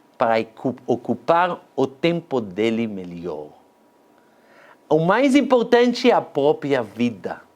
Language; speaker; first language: Portuguese; non-native, fluent; Hebrew